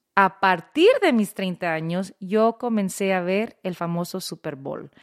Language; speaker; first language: Spanish; early bilingual, heritage; Spanish